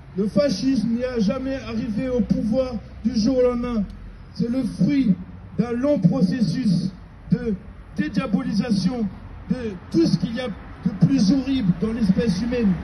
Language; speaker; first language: French; native; French